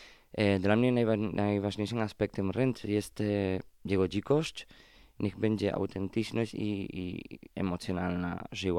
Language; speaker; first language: Polish; non-native, fluent; Spanish